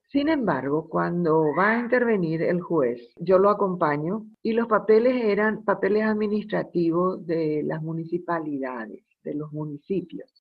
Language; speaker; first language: Spanish; native; Spanish